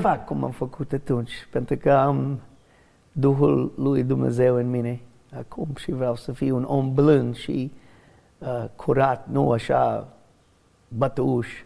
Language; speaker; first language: Romanian; non-native, learner; English